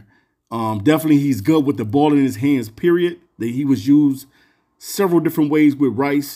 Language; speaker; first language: English; native; English